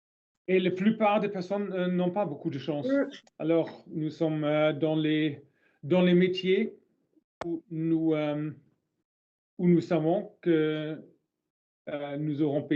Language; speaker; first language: French; non-native, learner; English